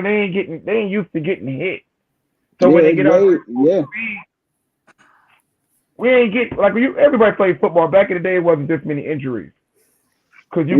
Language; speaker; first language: English; native; English